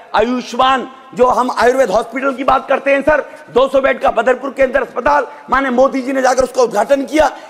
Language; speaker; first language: Hindi; native; Hindi